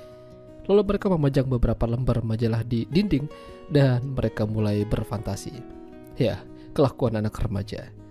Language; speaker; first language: Indonesian; non-native, local second language; Javanese